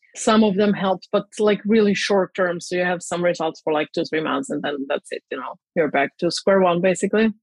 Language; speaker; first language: English; non-native, fluent; German